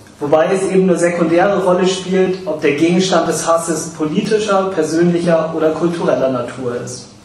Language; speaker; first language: German; early bilingual, other home language; English